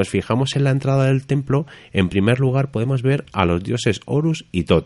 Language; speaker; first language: Spanish; native; Spanish